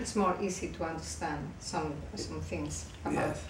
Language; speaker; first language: English; non-native, learner; Spanish